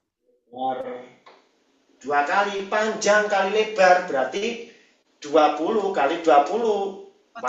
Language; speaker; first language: Indonesian; native; Indonesian